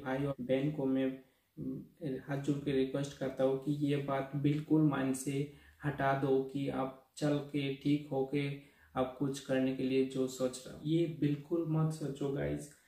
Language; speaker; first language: Hindi; non-native, local second language; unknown